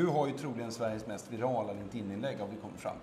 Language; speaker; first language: Swedish; native; Swedish